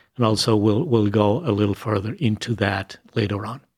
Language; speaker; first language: English; non-native, fluent; Spanish